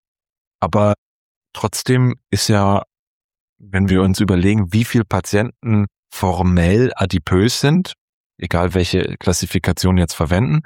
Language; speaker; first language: German; native; German